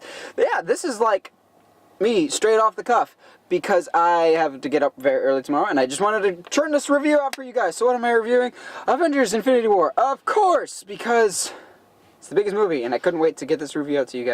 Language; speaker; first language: English; native; English